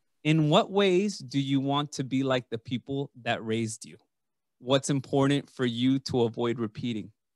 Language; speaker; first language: English; early bilingual, other home language; Spanish